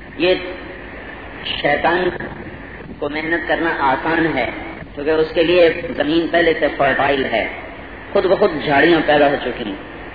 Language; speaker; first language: Urdu; non-native, local second language; Punjabi